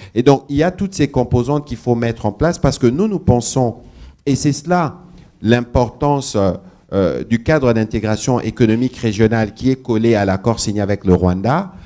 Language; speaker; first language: French; non-native, local second language; Lingala